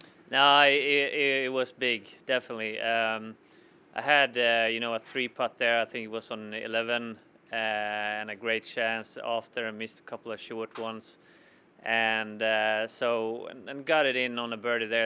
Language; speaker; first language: English; non-native, fluent; Swedish